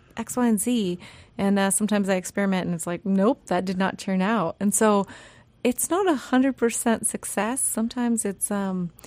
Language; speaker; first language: English; native; English